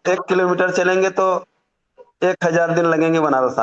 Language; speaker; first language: Hindi; native; Hindi